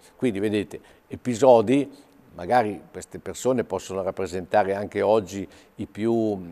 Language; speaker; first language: Italian; native; Italian